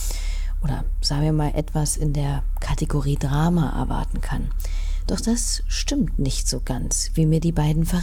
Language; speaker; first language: German; native; German